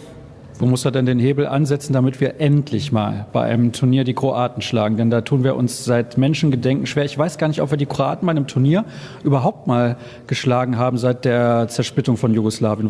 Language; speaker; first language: German; native; German